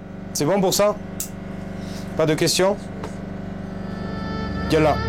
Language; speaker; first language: French; native; French